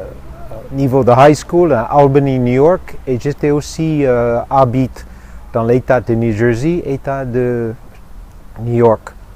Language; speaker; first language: French; non-native, fluent; English